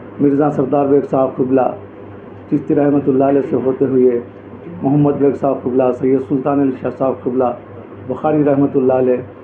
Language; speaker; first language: Urdu; native; Urdu